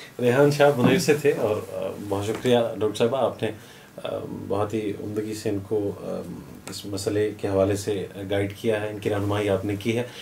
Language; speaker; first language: Urdu; native; Urdu